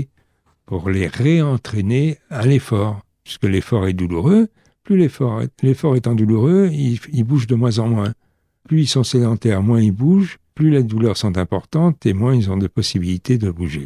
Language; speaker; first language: French; native; French